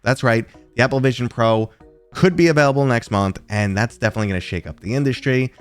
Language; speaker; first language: English; native; English